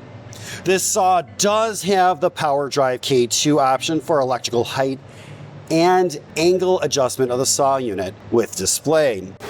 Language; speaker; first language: English; native; English